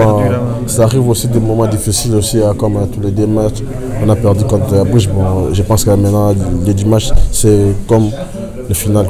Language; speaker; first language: French; non-native, local second language; Lingala